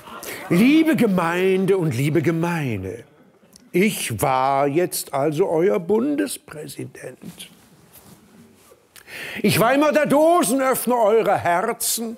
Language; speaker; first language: German; native; German